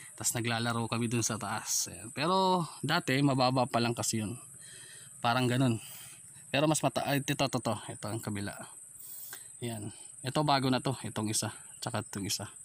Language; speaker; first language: Filipino; non-native, local second language; Waray